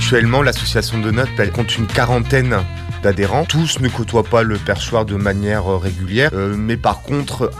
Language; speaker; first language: French; native; French